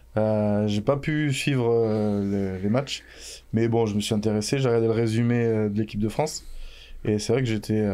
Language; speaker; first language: French; native; French